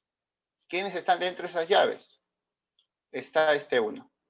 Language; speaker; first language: Spanish; native; Spanish